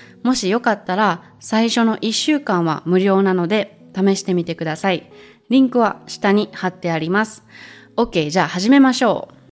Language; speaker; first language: Japanese; native; Japanese